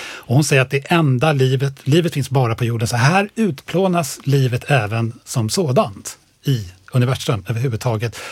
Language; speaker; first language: Swedish; native; Swedish